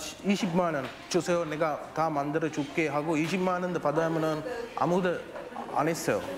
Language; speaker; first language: Korean; non-native, learner; Chinese